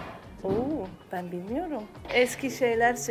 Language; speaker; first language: Turkish; non-native, learner; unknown